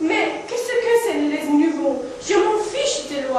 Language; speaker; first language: French; non-native, learner; English